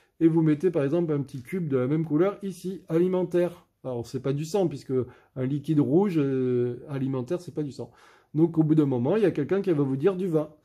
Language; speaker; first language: French; native; French